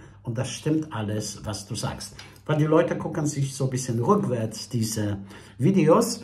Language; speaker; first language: German; non-native, fluent; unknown